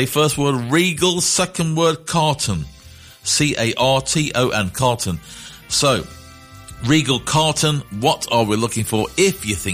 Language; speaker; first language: English; native; English